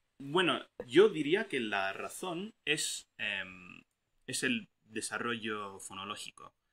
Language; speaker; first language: Spanish; non-native, fluent; English